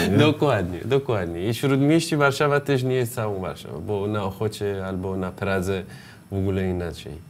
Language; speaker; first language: Polish; non-native, learner; Persian